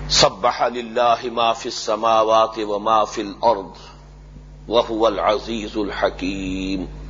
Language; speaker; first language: Urdu; native; Urdu